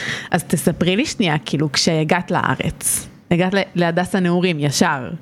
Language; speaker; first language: Hebrew; native; Hebrew